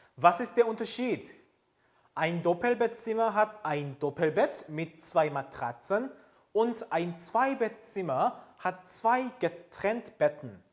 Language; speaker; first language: German; non-native, fluent; Korean